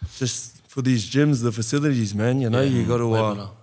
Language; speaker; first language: English; native; English